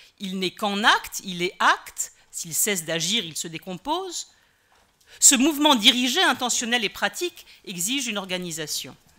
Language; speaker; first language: French; native; French